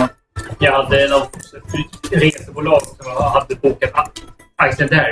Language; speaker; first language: Swedish; native; Swedish